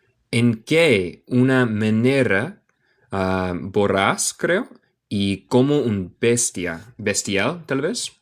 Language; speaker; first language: Spanish; non-native, learner; English